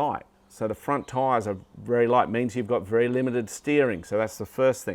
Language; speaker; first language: English; native; English